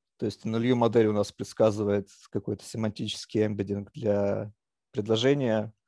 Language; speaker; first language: Russian; native; Russian